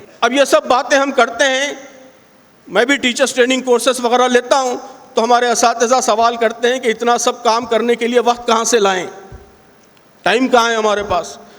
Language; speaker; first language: Urdu; native; Urdu